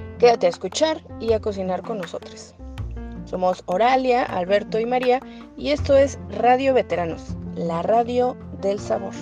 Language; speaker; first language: Spanish; native; Spanish